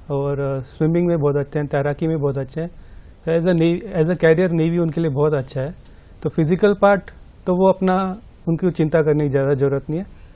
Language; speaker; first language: Hindi; native; Hindi